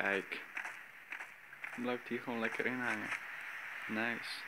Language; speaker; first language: Dutch; native; Dutch